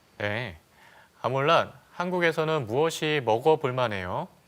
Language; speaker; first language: Korean; native; Korean